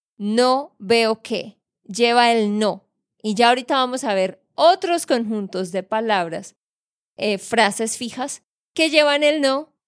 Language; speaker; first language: Spanish; native; Spanish